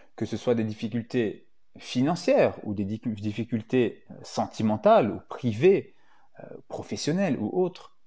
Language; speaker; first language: French; early bilingual, other home language; Italian